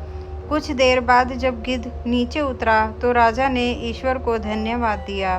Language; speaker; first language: Hindi; native; Hindi